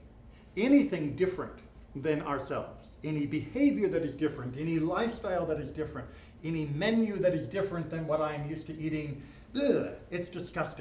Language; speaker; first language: English; native; English